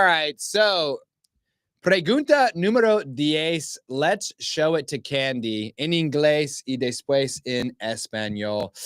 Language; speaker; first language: Spanish; non-native, learner; English